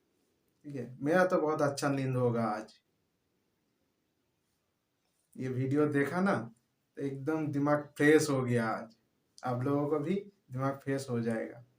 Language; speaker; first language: Hindi; non-native, local second language; Bangla